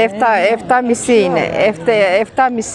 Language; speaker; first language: Greek; non-native, learner; Armenian